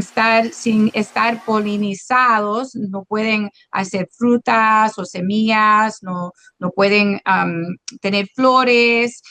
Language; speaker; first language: Spanish; non-native, local second language; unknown